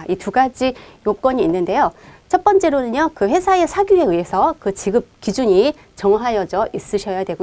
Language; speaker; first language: Korean; native; Korean